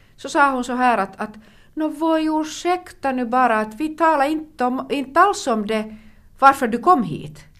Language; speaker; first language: Swedish; non-native, local second language; Finnish